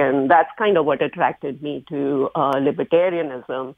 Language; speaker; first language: English; non-native, local second language; Hindi